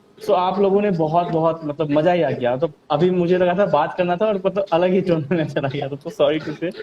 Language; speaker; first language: Hindi; non-native, local second language; Bangla